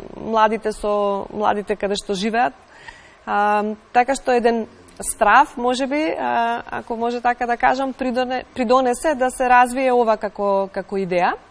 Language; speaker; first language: Macedonian; native; Macedonian